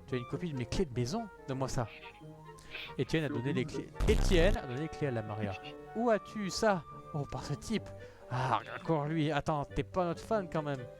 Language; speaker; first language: French; native; French